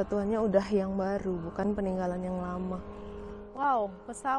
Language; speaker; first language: Indonesian; native; Indonesian